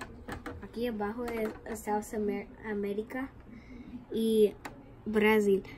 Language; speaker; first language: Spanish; early bilingual, heritage; Spanish